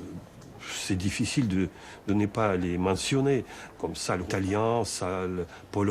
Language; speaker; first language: French; non-native, fluent; Russian